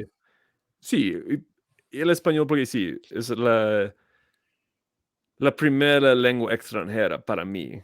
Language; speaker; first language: Spanish; non-native, fluent; English